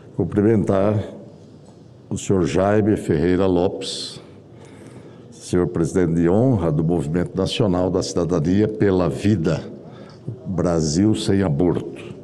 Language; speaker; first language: Portuguese; native; Portuguese